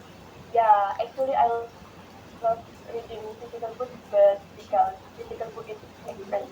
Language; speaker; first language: English; non-native, learner; Indonesian